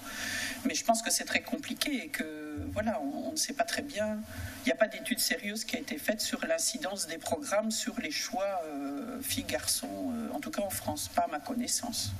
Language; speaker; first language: French; native; French